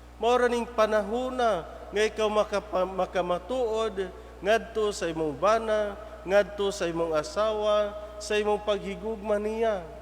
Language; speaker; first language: Cebuano; native; Cebuano